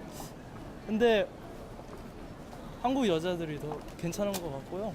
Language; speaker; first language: Korean; early bilingual, heritage; Korean